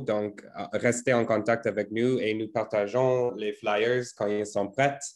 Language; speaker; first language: French; non-native, fluent; English